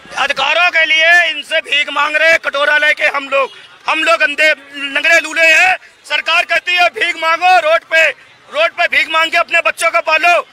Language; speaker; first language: Hindi; native; Hindi